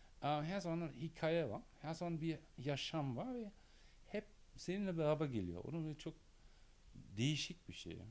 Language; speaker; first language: Turkish; non-native, learner; German